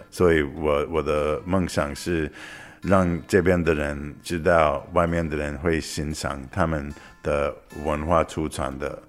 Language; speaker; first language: Chinese; non-native, fluent; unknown